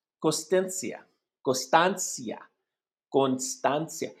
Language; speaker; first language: Spanish; non-native, learner; English